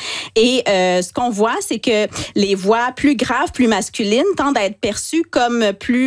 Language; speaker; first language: French; native; French